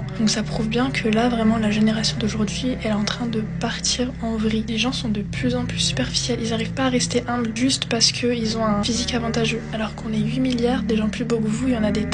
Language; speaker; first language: French; native; French